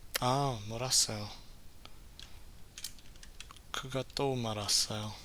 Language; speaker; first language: Korean; non-native, learner; English